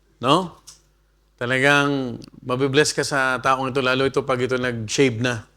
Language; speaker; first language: Filipino; non-native, local second language; Bikol